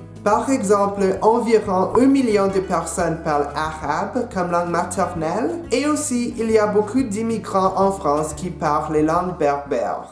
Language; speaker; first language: French; non-native, local second language; English